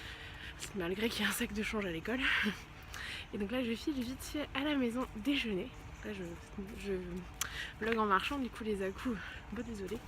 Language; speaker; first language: French; native; French